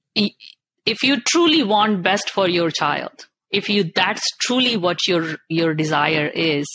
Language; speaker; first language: English; non-native, local second language; Punjabi